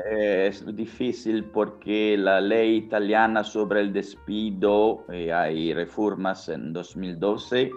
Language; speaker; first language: Spanish; non-native, fluent; Italian